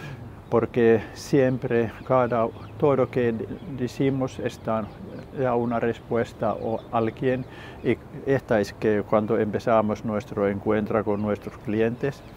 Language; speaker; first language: Spanish; non-native, learner; Finnish